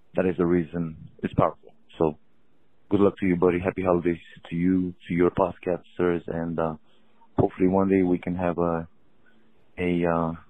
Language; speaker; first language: English; non-native, fluent; Romanian